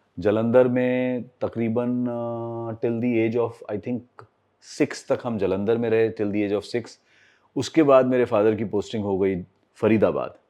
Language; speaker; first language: Hindi; native; Hindi